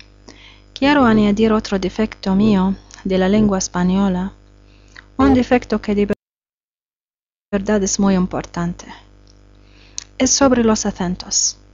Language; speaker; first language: Spanish; non-native, learner; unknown